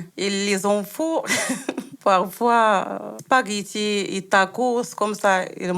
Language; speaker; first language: French; non-native, learner; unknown